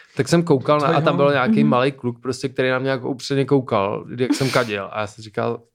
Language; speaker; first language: Czech; native; Czech